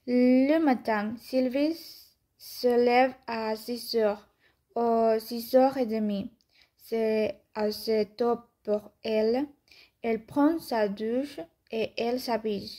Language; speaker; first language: French; non-native, learner; Spanish